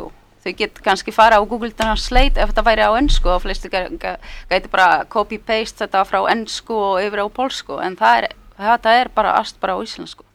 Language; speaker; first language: Icelandic; early bilingual, heritage; Polish